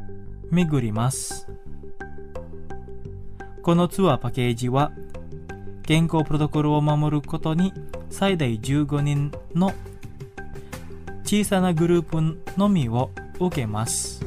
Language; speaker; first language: Japanese; non-native, fluent; Indonesian